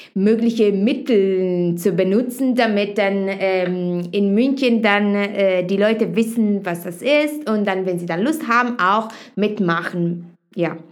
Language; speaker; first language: German; non-native, fluent; Italian